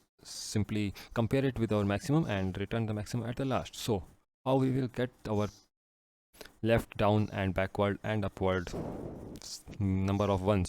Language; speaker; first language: English; non-native, local second language; Hindi